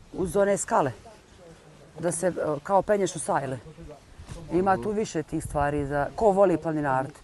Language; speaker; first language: Bosnian; native; Bosnian